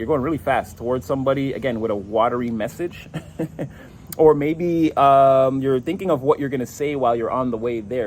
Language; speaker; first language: English; native; English